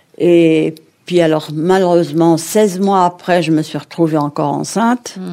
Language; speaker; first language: French; early bilingual, other home language; Kabyle